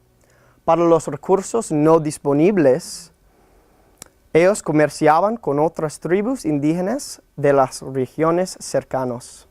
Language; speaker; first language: Spanish; non-native, fluent; English